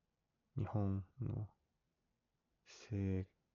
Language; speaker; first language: Japanese; non-native, learner; English